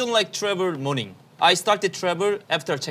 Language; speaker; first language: English; non-native, learner; Korean